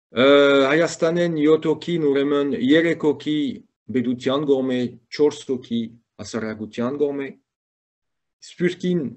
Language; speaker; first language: Armenian; native; Armenian